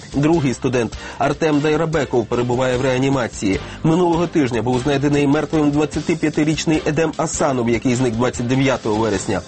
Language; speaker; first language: Ukrainian; native; Ukrainian